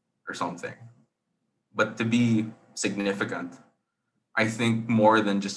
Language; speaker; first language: English; non-native, local second language; Filipino